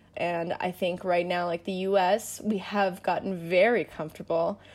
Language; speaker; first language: English; native; English